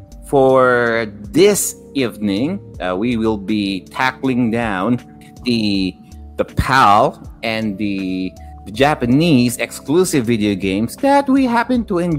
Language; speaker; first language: English; non-native, local second language; Filipino